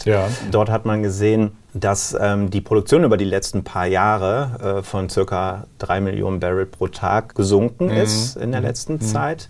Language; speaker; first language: German; native; German